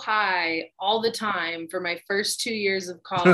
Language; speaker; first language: English; native; English